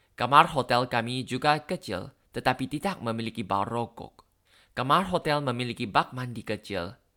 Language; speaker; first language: Indonesian; non-native, learner; Thai